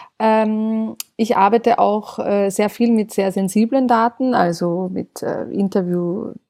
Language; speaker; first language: German; native; German